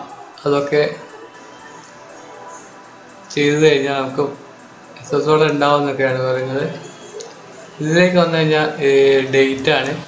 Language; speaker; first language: Malayalam; native; Malayalam